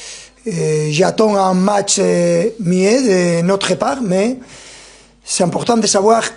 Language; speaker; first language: French; non-native, fluent; Spanish